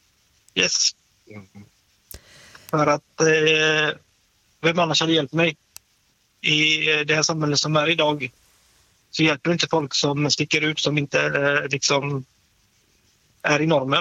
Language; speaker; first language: Swedish; native; Swedish